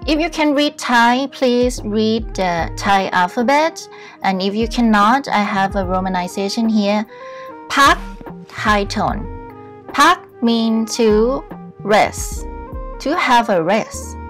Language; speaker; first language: English; non-native, fluent; Thai